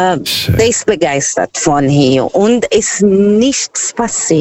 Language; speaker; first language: German; non-native, fluent; Portuguese